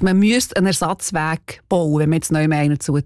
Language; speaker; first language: German; native; German